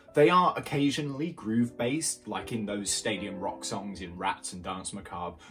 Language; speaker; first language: English; native; English